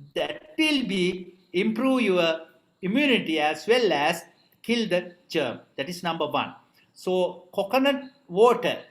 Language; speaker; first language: English; non-native, local second language; Sinhala